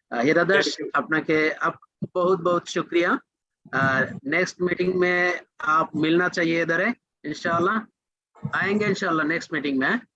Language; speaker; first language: Hindi; non-native, learner; Bangla